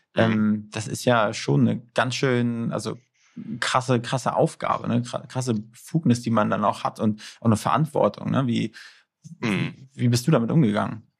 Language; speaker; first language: German; native; German